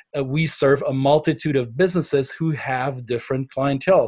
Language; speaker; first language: English; non-native, fluent; German